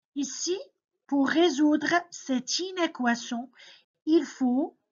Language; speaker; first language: French; non-native, local second language; Arabic